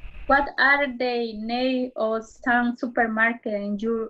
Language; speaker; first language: English; non-native, learner; Spanish